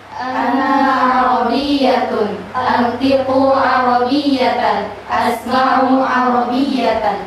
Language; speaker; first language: Arabic; non-native, learner; Indonesian